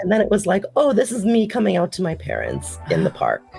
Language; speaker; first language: English; native; English